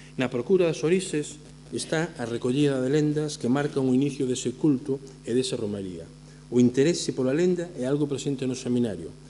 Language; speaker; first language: Galician; native; Galician